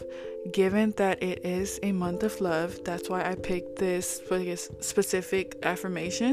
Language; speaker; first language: English; non-native, fluent; Samoan